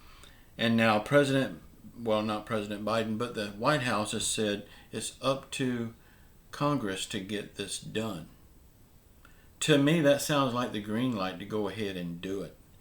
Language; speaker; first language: English; native; English